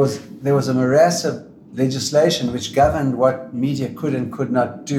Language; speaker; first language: English; native; English